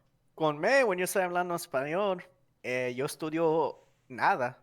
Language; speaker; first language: Spanish; non-native, learner; English